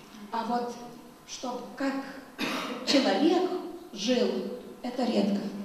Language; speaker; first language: Russian; non-native, fluent; Lithuanian